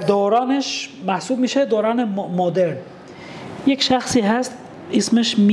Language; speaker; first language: Persian; non-native, fluent; Albanian